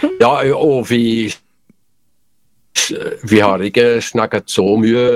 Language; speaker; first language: Norwegian; non-native, fluent; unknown